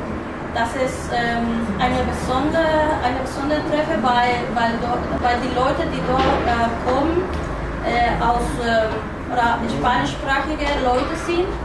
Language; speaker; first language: German; non-native, fluent; Spanish